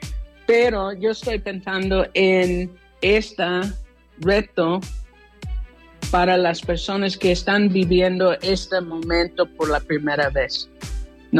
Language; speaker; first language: Spanish; non-native, fluent; English